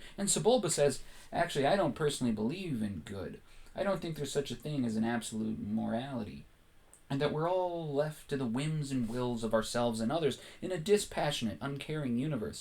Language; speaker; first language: English; native; English